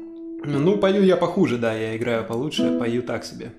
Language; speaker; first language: Russian; native; Russian